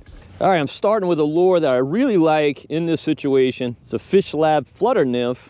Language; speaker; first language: English; native; English